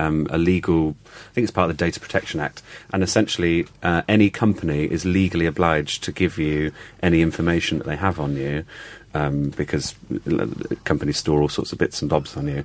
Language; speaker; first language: English; native; English